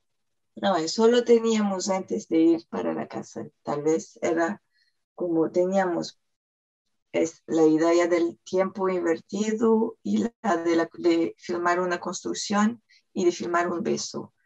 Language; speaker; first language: Spanish; non-native, fluent; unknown